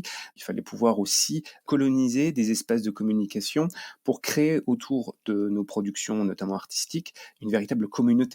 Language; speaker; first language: French; native; French